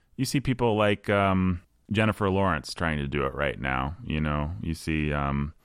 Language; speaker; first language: English; native; English